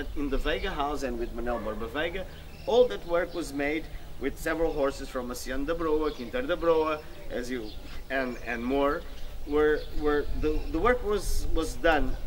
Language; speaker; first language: English; non-native, fluent; Portuguese